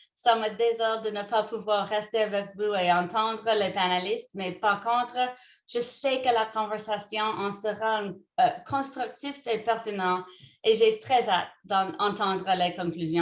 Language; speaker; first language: French; non-native, local second language; English